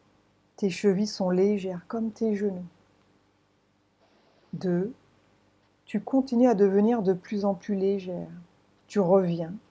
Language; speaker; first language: French; native; French